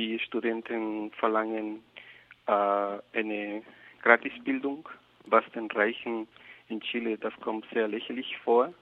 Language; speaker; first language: German; non-native, learner; Spanish